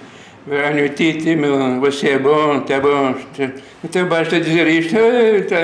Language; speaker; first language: Portuguese; non-native, fluent; Lithuanian